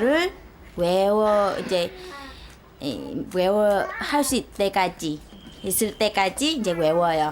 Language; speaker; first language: Korean; non-native, fluent; Vietnamese